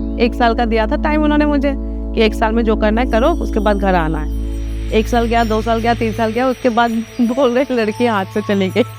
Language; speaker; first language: Hindi; non-native, local second language; Assamese